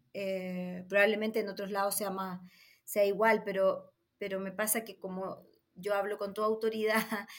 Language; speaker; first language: Spanish; native; Spanish